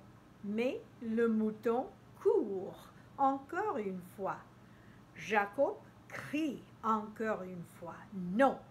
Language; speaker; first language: French; non-native, fluent; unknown